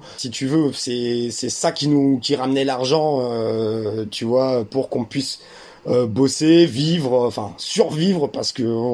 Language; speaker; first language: French; native; French